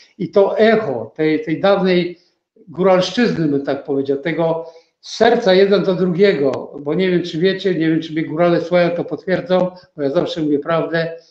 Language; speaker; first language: Polish; native; Polish